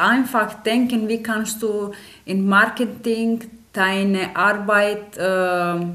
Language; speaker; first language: German; non-native, fluent; Romanian